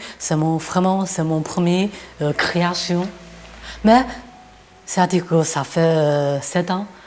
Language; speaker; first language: French; non-native, fluent; Chinese